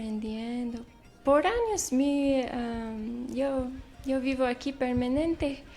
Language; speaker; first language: Spanish; non-native, fluent; English